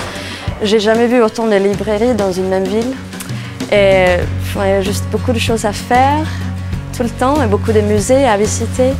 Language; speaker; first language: French; non-native, fluent; Swedish